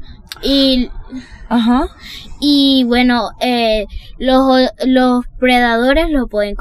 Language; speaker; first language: Spanish; early bilingual, heritage; Spanish